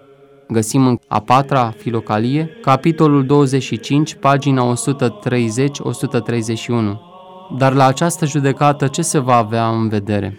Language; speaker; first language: Romanian; native; Romanian